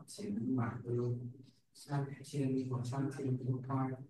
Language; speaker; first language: Chinese; non-native, learner; Vietnamese